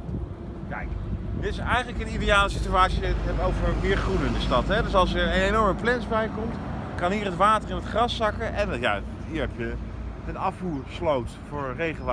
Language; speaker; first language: Dutch; native; Dutch